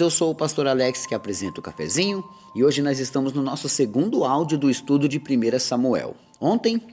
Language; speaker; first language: Portuguese; native; Portuguese